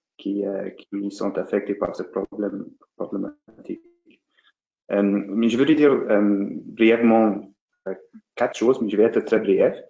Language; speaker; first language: French; non-native, fluent; English